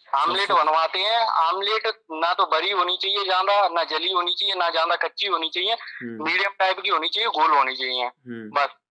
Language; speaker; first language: Hindi; native; Hindi